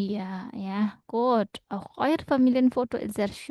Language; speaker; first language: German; non-native, fluent; Indonesian